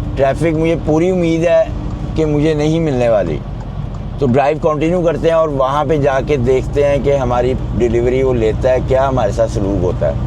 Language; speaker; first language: Urdu; non-native, local second language; Punjabi